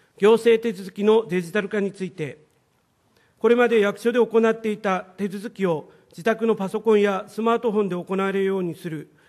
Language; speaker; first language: Japanese; native; Japanese